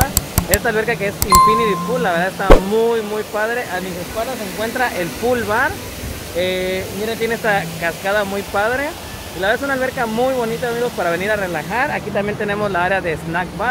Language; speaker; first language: Spanish; native; Spanish